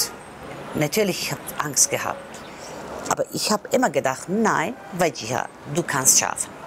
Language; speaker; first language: German; non-native, learner; Persian